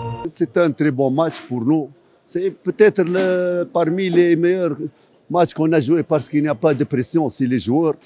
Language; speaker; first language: French; non-native, fluent; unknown